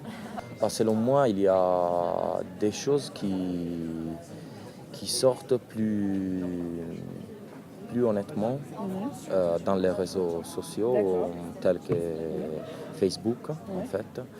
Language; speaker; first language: French; non-native, fluent; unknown